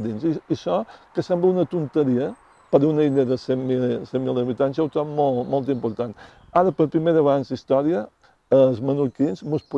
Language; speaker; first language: Catalan; native; Catalan